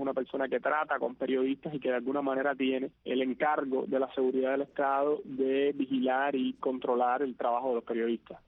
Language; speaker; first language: Spanish; native; Spanish